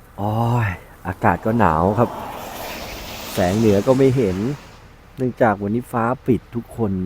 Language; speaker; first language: Thai; native; Thai